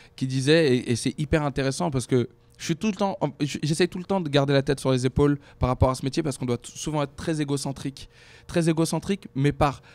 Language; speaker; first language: French; native; French